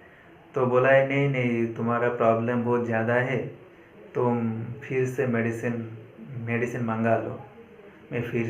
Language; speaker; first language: Hindi; non-native, local second language; Bangla